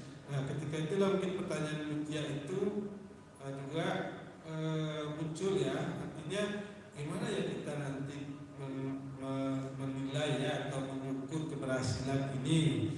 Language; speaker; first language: Indonesian; native; Indonesian